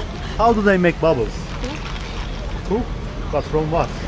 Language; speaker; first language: English; non-native, learner; Turkish